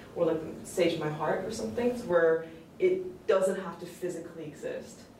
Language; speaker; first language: English; early bilingual, other home language; Korean